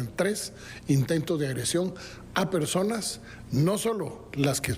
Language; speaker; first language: Spanish; native; Spanish